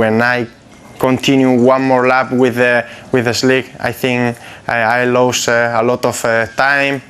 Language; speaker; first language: English; non-native, fluent; Spanish